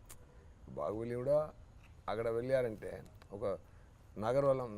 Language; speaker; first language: Telugu; non-native, learner; Tamil